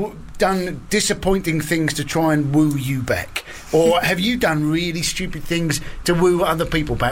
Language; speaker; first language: English; native; English